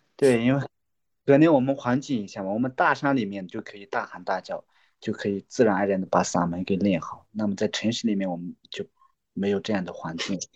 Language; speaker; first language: Chinese; non-native, local second language; Tibetan